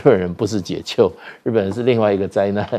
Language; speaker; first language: Chinese; native; Chinese